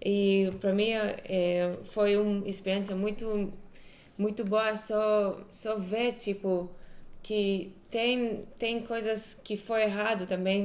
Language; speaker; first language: Portuguese; non-native, fluent; Hebrew